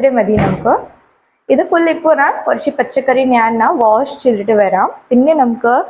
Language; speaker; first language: Malayalam; native; Malayalam